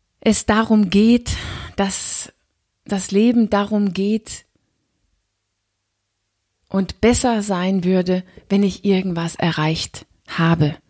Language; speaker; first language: German; non-native, fluent; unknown